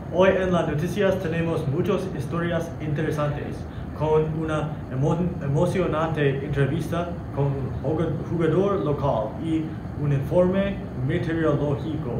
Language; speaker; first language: Spanish; non-native, learner; English